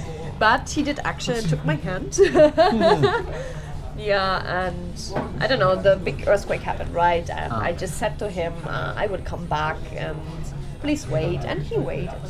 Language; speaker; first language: English; non-native, fluent; German